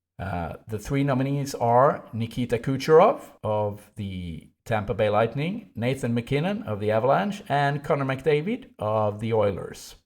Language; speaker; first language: English; non-native, fluent; Swedish